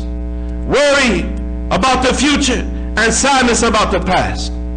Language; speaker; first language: English; native; English